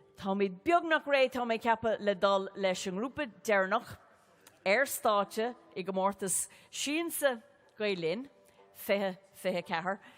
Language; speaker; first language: Irish; native; Irish